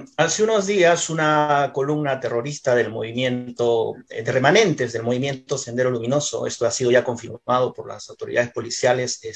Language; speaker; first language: Spanish; native; Spanish